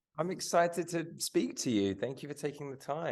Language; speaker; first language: English; native; English